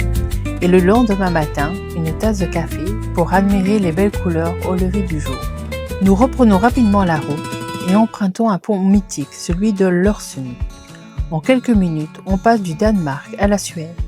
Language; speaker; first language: French; native; French